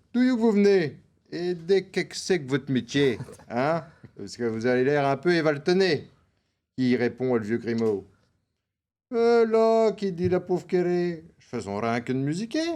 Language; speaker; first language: French; native; French